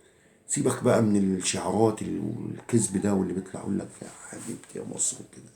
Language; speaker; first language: Arabic; native; Arabic